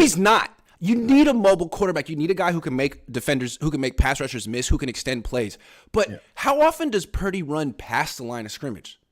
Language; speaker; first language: English; native; English